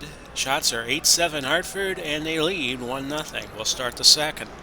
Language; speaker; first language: English; native; English